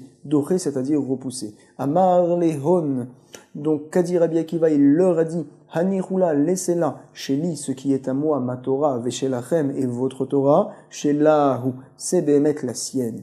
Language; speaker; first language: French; native; French